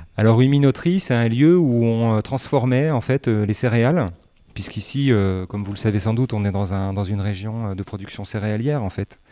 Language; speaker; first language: French; native; French